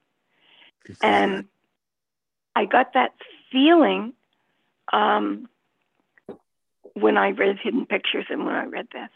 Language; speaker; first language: English; native; English